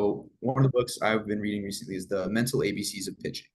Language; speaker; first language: English; native; English